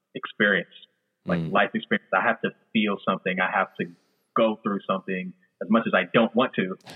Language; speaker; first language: English; native; English